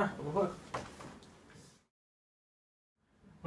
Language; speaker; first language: French; non-native, learner; Dutch